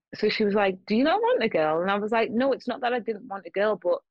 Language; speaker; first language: English; native; English